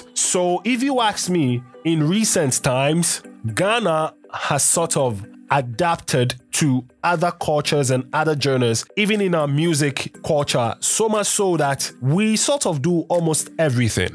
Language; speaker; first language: English; non-native, local second language; Akan